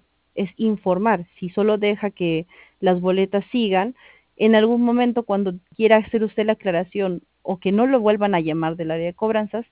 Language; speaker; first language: Spanish; native; Spanish